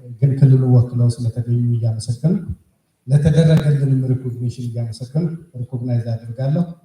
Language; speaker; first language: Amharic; native; Amharic